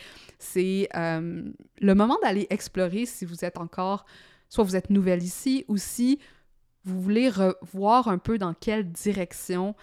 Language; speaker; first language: French; native; French